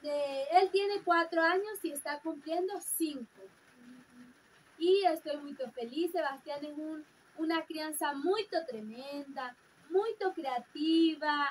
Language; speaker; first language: Spanish; non-native, fluent; Portuguese